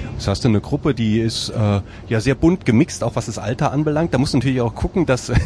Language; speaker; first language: German; native; German